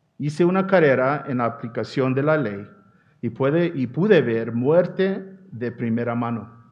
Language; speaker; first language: Spanish; non-native, fluent; English